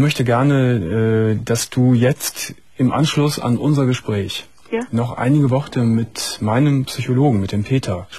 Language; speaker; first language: German; native; German